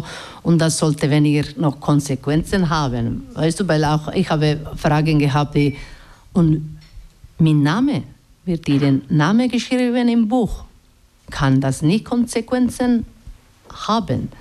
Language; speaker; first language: German; non-native, learner; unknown